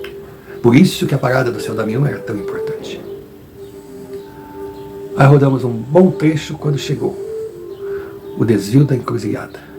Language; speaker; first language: Portuguese; native; Portuguese